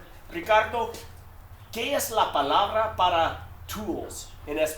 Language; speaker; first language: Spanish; non-native, fluent; English